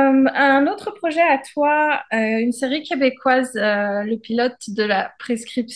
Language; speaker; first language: French; native; French